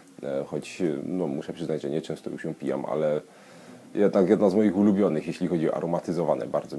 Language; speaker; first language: Polish; native; Polish